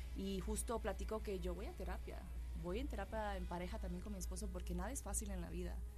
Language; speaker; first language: Spanish; early bilingual, heritage; Spanish